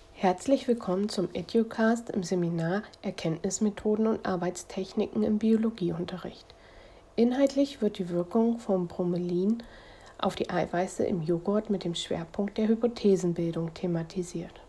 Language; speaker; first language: German; native; German